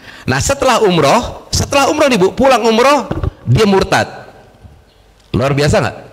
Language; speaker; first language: Indonesian; native; Indonesian